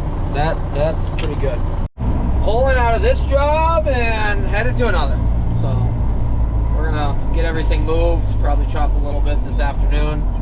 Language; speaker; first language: English; native; English